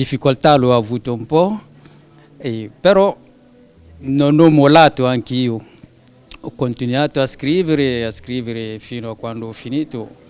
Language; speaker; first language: Italian; non-native, fluent; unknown